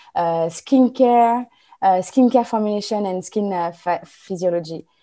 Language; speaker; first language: English; non-native, fluent; French